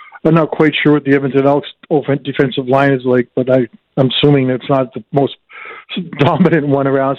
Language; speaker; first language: English; native; English